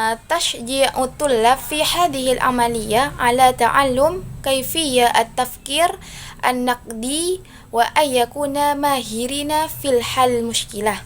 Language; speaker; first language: Arabic; non-native, learner; Indonesian